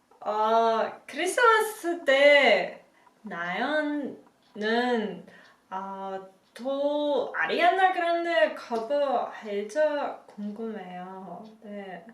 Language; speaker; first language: Korean; non-native, learner; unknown